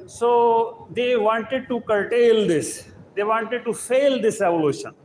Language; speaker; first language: English; non-native, local second language; Urdu